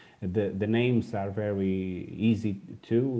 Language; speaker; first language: English; non-native, learner; Portuguese